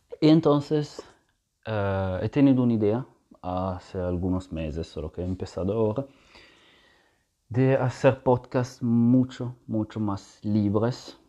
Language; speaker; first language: Spanish; non-native, fluent; Italian